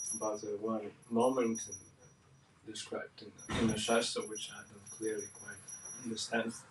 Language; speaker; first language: English; non-native, fluent; Lithuanian